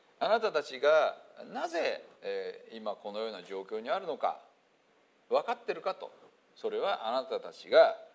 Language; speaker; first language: Japanese; native; Japanese